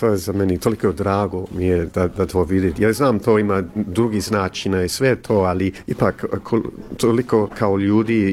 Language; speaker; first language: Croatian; early bilingual, heritage; English